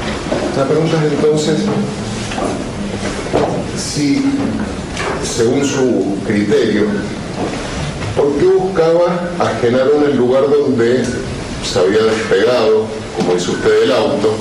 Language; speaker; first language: Spanish; native; Spanish